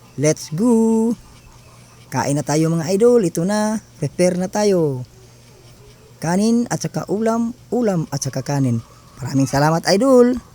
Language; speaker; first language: Filipino; non-native, local second language; Cebuano